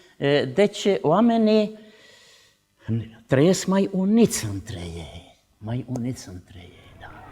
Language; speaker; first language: Romanian; non-native, local second language; Czech